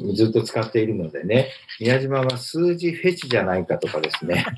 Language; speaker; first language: Japanese; native; Japanese